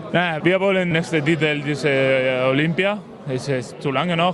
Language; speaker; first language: German; non-native, learner; Spanish